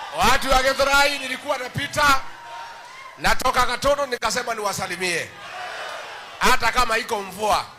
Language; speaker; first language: Swahili; non-native, local second language; Kikuyu